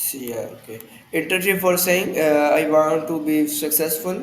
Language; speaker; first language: English; non-native, learner; Urdu